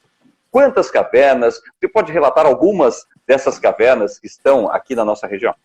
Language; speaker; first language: Portuguese; native; Portuguese